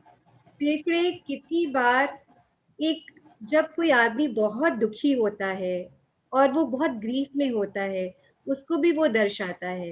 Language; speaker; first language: Hindi; native; Hindi